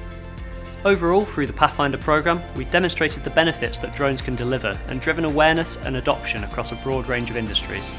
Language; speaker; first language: English; native; English